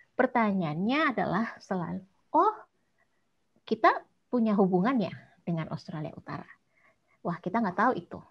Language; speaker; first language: Indonesian; native; Indonesian